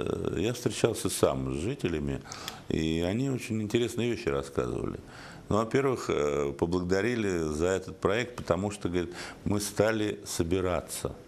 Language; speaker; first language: Russian; native; Russian